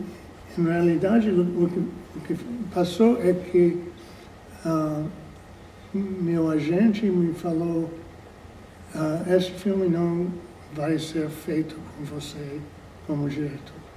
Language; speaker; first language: Portuguese; non-native, fluent; English